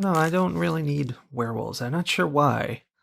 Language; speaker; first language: English; native; English